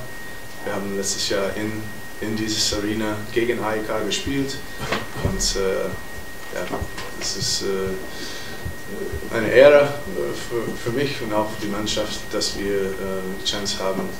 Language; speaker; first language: German; non-native, fluent; English